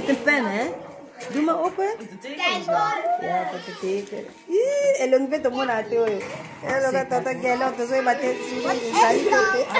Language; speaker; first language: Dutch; early bilingual, other home language; Lingala